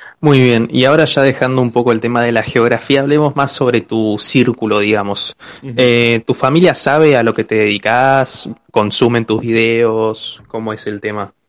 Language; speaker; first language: Spanish; native; Spanish